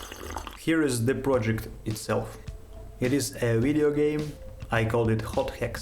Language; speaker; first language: English; non-native, fluent; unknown